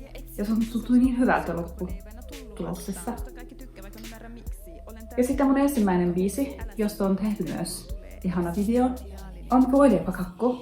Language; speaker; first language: Finnish; non-native, fluent; Turkish